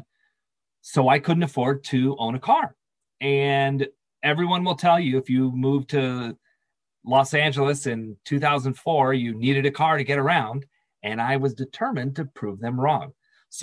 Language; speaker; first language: English; native; English